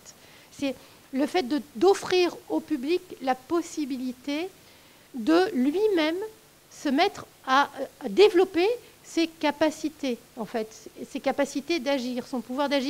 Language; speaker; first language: French; native; French